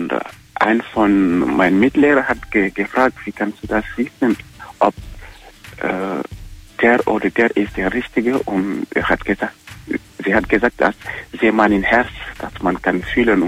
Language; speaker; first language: German; non-native, learner; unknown